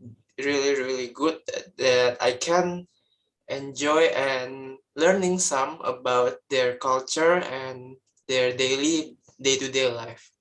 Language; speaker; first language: English; non-native, learner; Indonesian